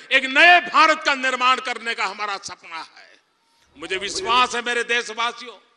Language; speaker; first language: Hindi; non-native, local second language; Gujarati